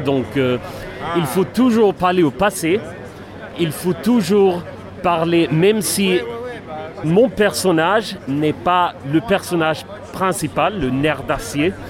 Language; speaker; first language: French; non-native, fluent; Swedish